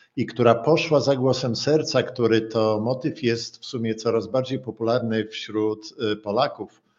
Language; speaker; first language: Polish; native; Polish